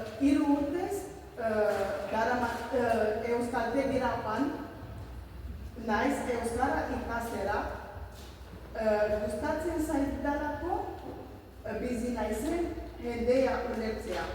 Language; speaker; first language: Basque; non-native, learner; Romanian